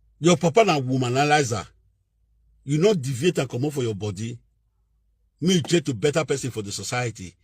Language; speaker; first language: Nigerian Pidgin; native; Nigerian Pidgin